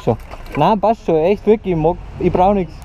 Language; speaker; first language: German; native; German